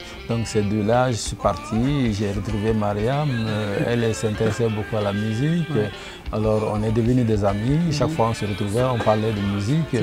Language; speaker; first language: French; non-native, local second language; Bambara